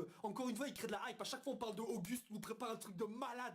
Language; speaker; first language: French; native; French